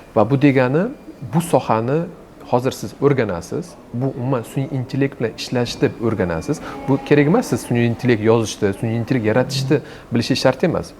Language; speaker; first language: Uzbek; native; Uzbek